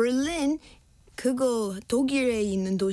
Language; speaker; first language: Korean; non-native, learner; English